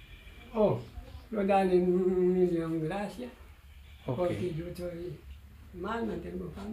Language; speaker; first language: Spanish; non-native, learner; Haitian Creole